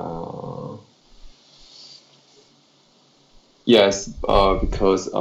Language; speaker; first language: English; non-native, learner; Chinese